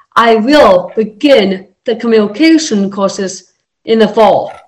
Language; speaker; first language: English; native; English